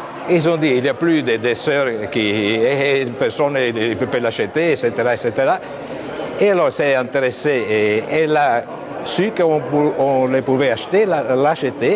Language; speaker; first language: French; non-native, fluent; Italian